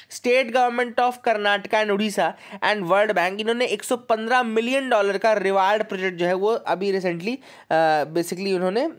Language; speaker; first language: Hindi; native; Hindi